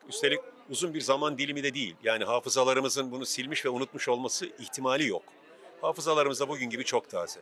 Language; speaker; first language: Turkish; native; Turkish